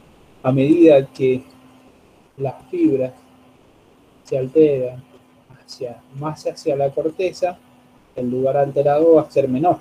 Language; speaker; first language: Spanish; native; Spanish